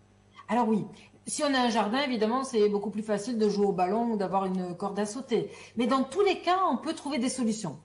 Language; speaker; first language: French; native; French